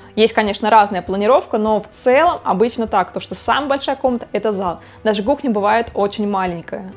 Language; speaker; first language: Russian; native; Russian